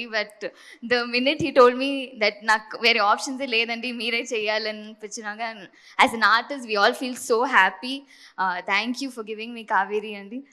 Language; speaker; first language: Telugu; non-native, fluent; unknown